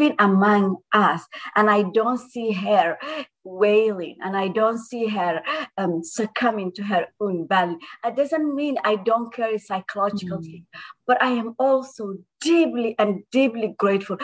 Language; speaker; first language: English; non-native, fluent; Somali